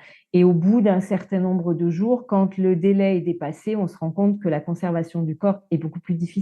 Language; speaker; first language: French; native; French